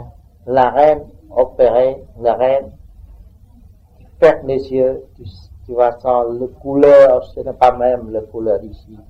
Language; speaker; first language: French; non-native, learner; Vietnamese